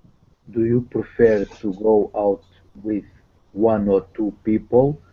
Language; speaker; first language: English; non-native, learner; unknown